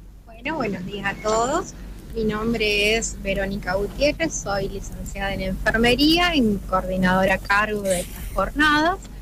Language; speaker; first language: Spanish; native; Spanish